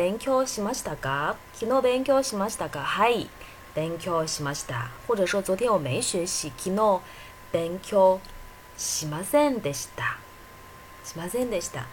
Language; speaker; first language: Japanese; non-native, fluent; Chinese